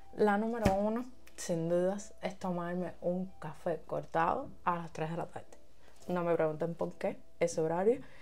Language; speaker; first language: Spanish; native; Spanish